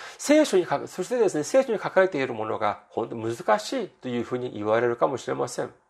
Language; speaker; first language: Japanese; non-native, fluent; Korean